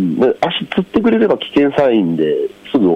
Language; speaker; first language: Japanese; native; Japanese